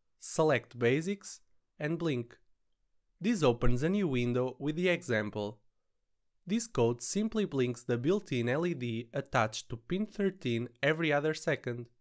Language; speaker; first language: English; non-native, fluent; Portuguese